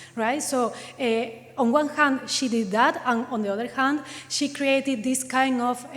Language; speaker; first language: English; non-native, fluent; Spanish